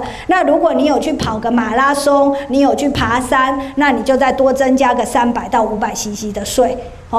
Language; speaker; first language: Chinese; native; Chinese